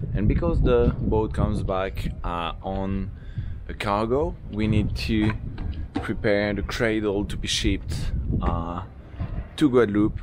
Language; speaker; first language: English; non-native, fluent; French